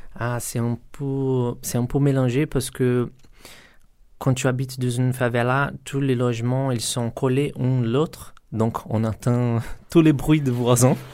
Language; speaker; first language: French; non-native, learner; Portuguese